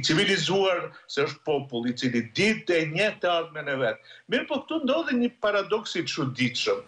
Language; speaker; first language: Albanian; native; Albanian